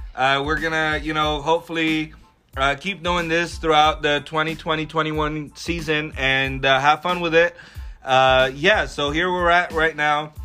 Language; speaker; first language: English; early bilingual, other home language; Arabic